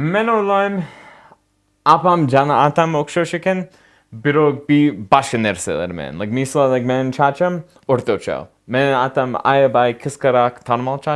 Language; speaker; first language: Kyrgyz; non-native, learner; English